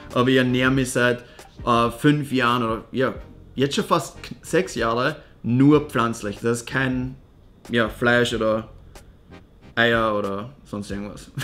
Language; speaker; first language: German; native; German